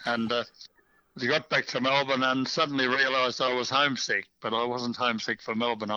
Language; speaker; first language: English; native; English